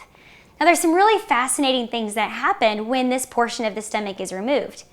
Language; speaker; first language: English; native; English